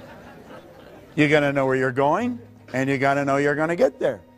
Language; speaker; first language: English; native; English